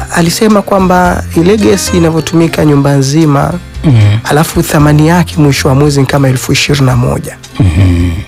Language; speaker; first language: Swahili; native; Swahili